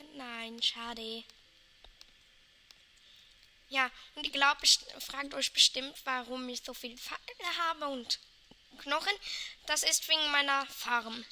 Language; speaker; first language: German; non-native, local second language; Luxembourgish